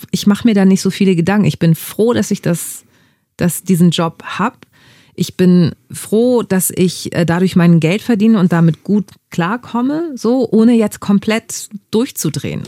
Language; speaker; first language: German; early bilingual, other home language; Greek